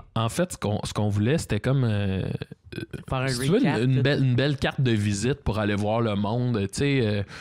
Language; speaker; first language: French; native; French